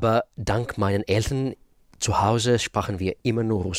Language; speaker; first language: German; non-native, fluent; Russian